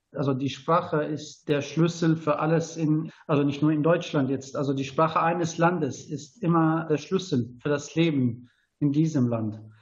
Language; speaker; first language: German; non-native, fluent; Arabic